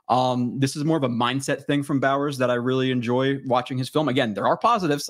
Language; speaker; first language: English; native; English